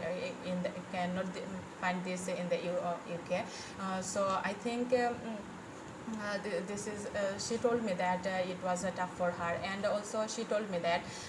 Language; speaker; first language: English; non-native, fluent; Bangla